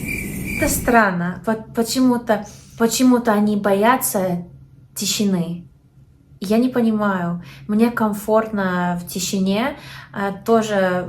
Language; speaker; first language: Russian; non-native, learner; English